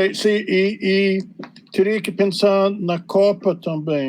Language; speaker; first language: Portuguese; non-native, fluent; English